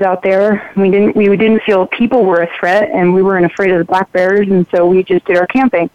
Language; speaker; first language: English; native; English